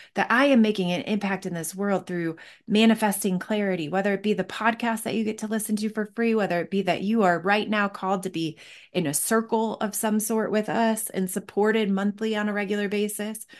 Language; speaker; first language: English; native; English